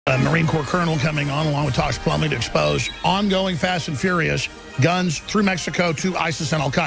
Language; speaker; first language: English; native; English